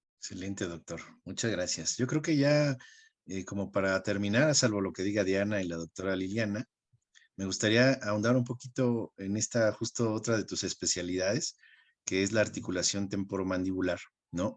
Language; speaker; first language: Spanish; native; Spanish